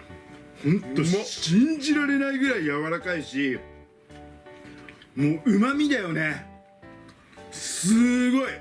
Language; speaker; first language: Japanese; native; Japanese